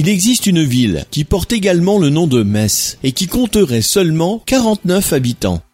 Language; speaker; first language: French; native; French